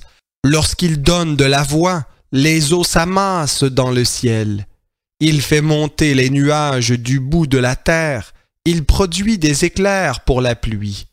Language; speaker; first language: French; native; French